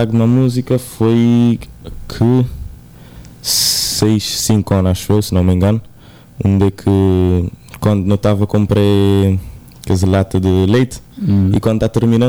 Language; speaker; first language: Portuguese; non-native, local second language; Kabuverdianu